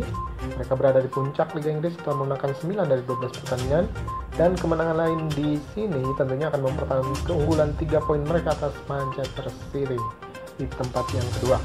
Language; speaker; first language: Indonesian; native; Indonesian